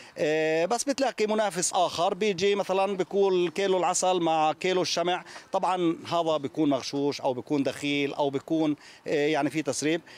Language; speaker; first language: Arabic; native; Arabic